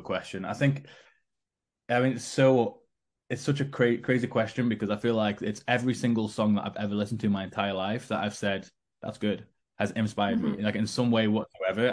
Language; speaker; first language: English; native; English